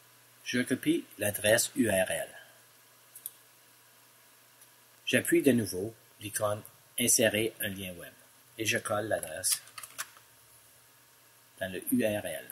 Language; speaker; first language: French; non-native, local second language; English